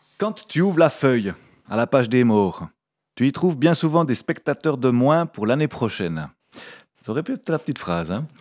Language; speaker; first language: French; native; French